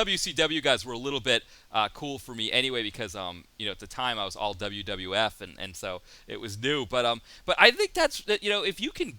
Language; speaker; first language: English; native; English